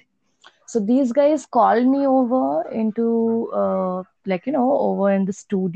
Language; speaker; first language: English; non-native, local second language; Hindi